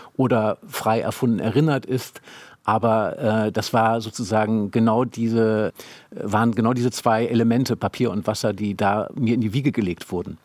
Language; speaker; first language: German; native; German